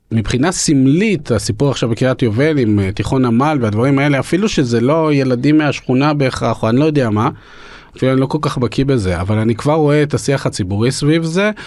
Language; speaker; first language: Hebrew; early bilingual, other home language; Russian